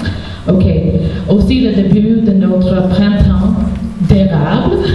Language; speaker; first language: French; non-native, local second language; English